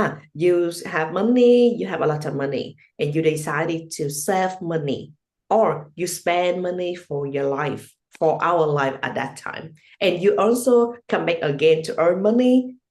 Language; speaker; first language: English; non-native, learner; Vietnamese